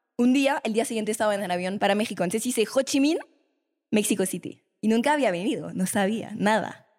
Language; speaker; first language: Spanish; non-native, fluent; French